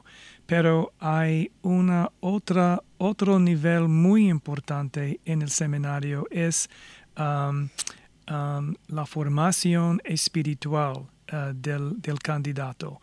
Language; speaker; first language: Spanish; non-native, fluent; English